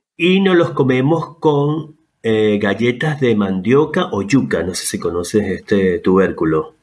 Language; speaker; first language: Spanish; native; Spanish